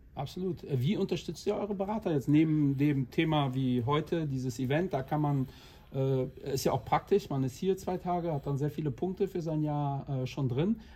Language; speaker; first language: German; non-native, fluent; Portuguese